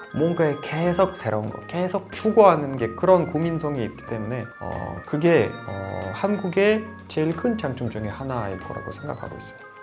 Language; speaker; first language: Korean; non-native, fluent; Russian